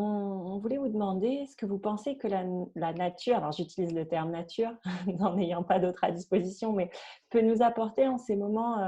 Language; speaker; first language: French; native; French